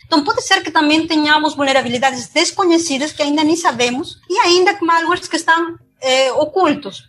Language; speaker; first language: Portuguese; non-native, fluent; Spanish